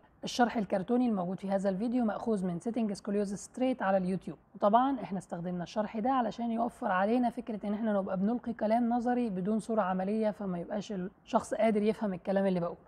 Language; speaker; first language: Arabic; native; Arabic